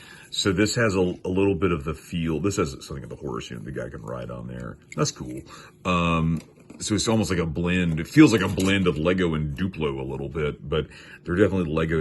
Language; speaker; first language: English; native; English